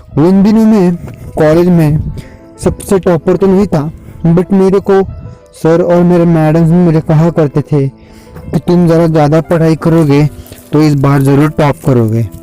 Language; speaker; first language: Hindi; non-native, local second language; Marathi